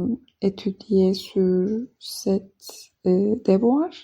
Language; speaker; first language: French; non-native, learner; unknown